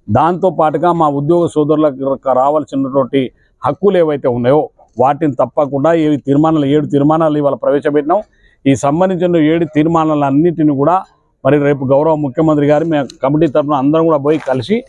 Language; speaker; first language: Telugu; non-native, local second language; Lambadi